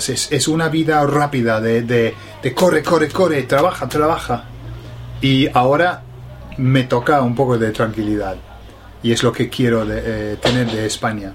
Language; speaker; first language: Spanish; non-native, fluent; English